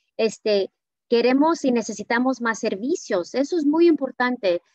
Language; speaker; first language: Spanish; early bilingual, heritage; Spanish